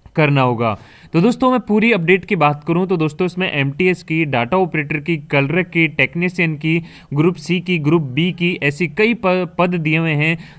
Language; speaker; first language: Hindi; native; Hindi